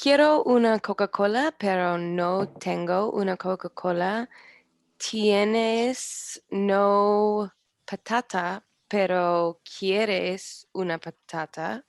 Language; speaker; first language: Spanish; non-native, learner; English